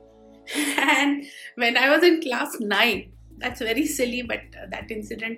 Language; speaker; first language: English; non-native, local second language; Hindi